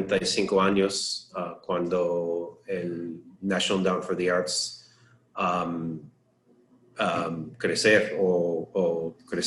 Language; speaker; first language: Spanish; non-native, learner; English